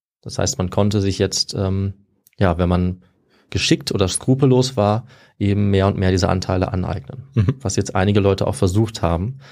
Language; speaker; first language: German; native; German